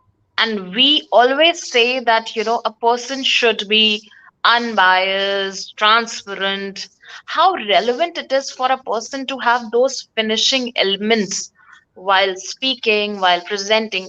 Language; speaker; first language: English; non-native, local second language; Hindi